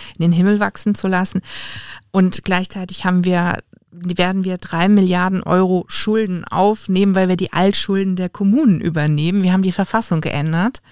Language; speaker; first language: German; native; German